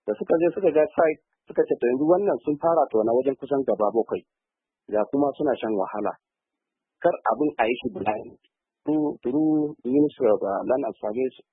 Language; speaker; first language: Hausa; native; Hausa